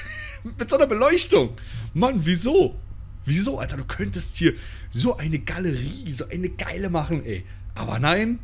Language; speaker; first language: German; native; German